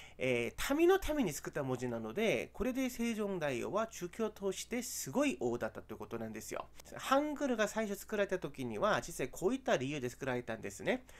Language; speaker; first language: Japanese; non-native, fluent; Korean